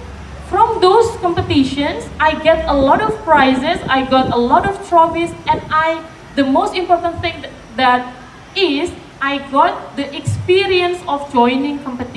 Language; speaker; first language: English; non-native, fluent; Indonesian